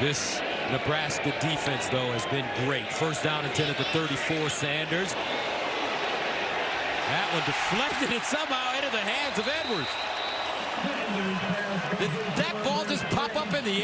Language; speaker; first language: English; native; English